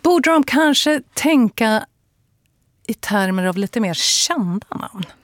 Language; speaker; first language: Swedish; native; Swedish